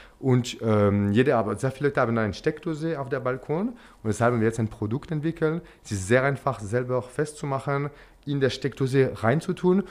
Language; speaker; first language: German; non-native, local second language; French